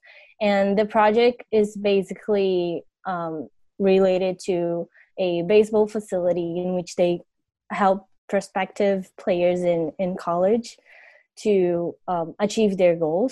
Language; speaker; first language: English; non-native, fluent; Portuguese